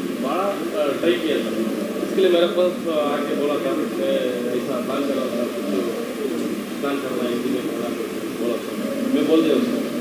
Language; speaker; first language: Hindi; non-native, local second language; Kannada